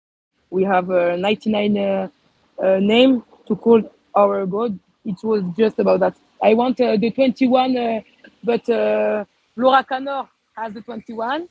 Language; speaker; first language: English; non-native, learner; French